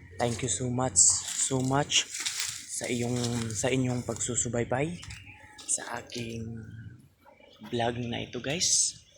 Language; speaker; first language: Filipino; non-native, local second language; Cebuano